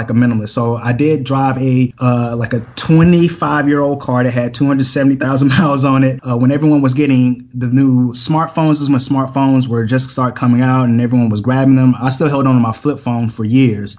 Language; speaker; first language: English; native; English